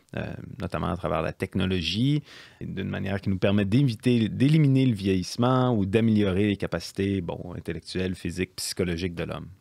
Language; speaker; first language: French; native; French